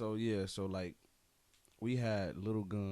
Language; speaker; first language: English; native; English